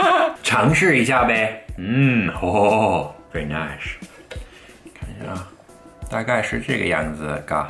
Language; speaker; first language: Chinese; non-native, fluent; English